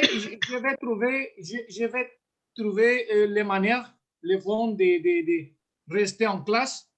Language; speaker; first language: French; non-native, learner; Spanish